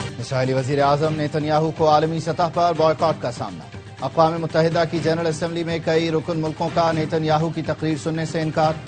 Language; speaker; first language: Urdu; native; Urdu